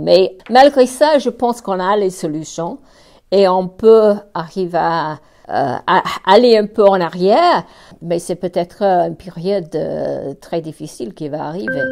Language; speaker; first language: French; non-native, fluent; English